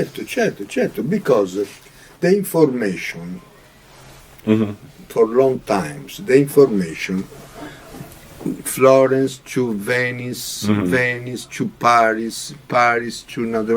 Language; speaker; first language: English; non-native, learner; Italian